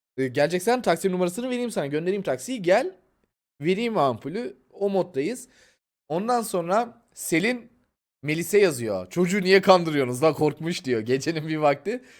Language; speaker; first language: Turkish; native; Turkish